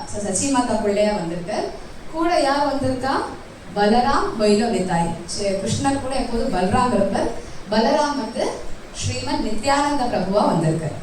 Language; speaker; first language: Tamil; early bilingual, heritage; Tamil